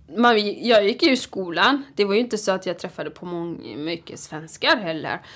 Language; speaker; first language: Swedish; non-native, fluent; Tigrinya